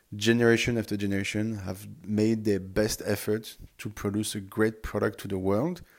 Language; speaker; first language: English; non-native, fluent; French